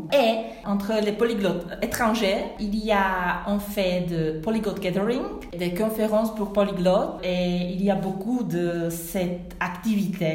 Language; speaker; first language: French; non-native, fluent; Czech